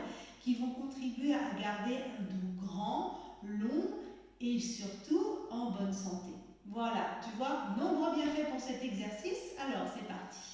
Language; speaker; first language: French; native; French